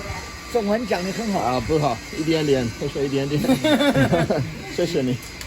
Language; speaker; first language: Chinese; non-native, learner; English